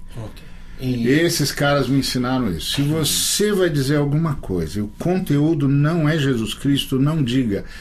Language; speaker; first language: Portuguese; native; Portuguese